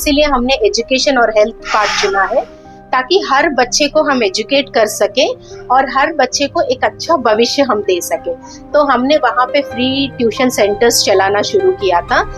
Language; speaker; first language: Hindi; non-native, local second language; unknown